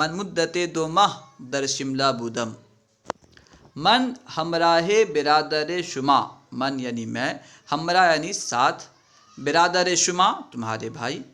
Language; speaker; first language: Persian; non-native, fluent; Urdu